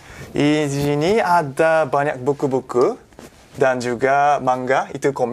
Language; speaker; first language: Indonesian; non-native, fluent; Japanese